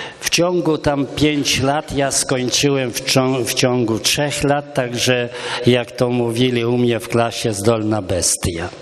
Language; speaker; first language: Polish; non-native, local second language; Romany